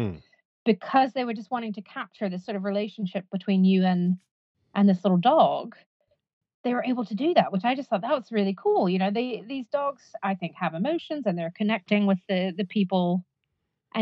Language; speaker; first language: English; native; English